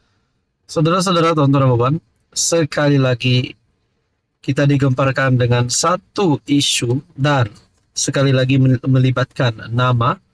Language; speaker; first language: Malay; native; Malay